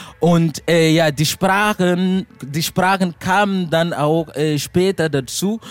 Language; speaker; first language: German; non-native, fluent; Mossi